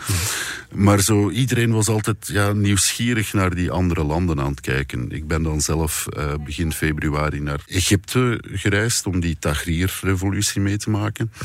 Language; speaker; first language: Dutch; native; Dutch